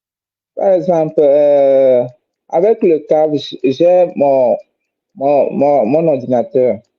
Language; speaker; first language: French; non-native, fluent; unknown